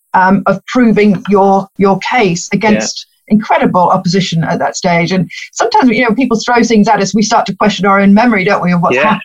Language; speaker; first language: English; native; English